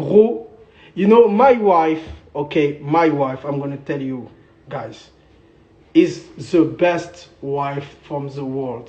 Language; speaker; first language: English; non-native, learner; French